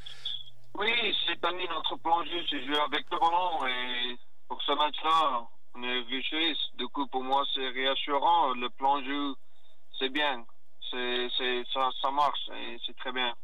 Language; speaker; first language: French; non-native, learner; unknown